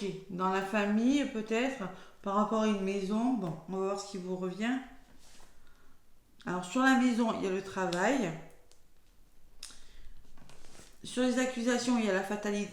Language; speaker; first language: French; native; French